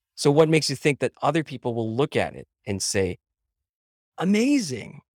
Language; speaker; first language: English; non-native, local second language; Filipino